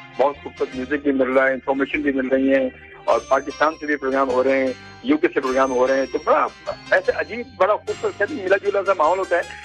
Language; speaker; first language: Urdu; native; Urdu